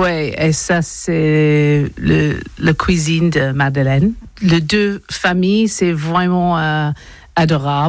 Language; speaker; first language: French; non-native, learner; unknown